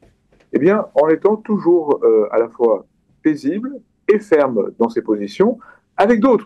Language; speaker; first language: French; native; French